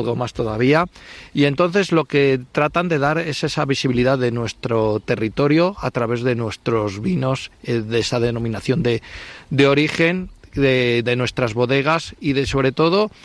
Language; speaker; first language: Spanish; native; Spanish